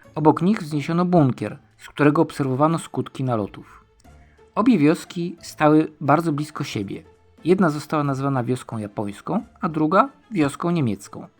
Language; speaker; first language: Polish; native; Polish